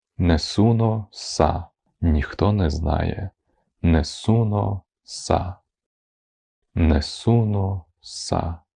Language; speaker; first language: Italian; non-native, fluent; Ukrainian